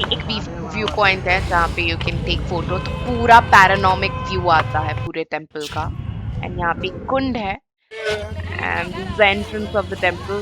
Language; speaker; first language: Hindi; early bilingual, heritage; Odia